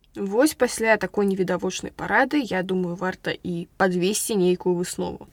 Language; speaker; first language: Belarusian; non-native, local second language; Russian